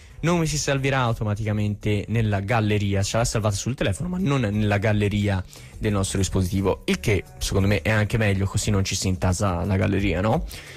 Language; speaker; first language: Italian; native; Italian